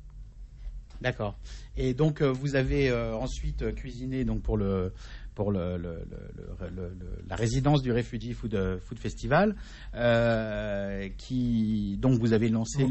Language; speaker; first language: French; native; French